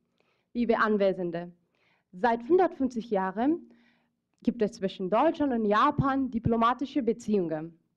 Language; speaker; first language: German; non-native, fluent; Japanese